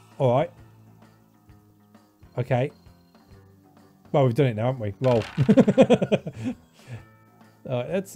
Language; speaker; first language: English; native; English